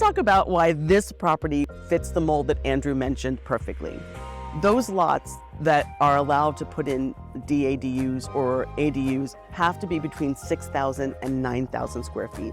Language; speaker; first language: English; native; English